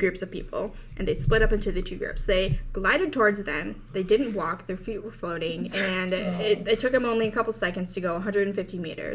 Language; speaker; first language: English; native; English